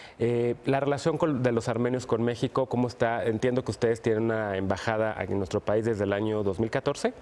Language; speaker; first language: Spanish; native; Spanish